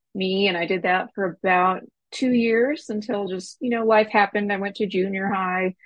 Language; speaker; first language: English; native; English